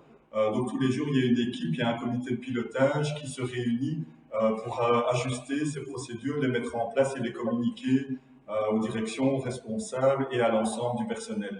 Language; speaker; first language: French; native; French